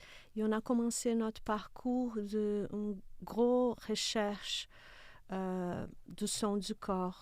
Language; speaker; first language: French; non-native, fluent; Portuguese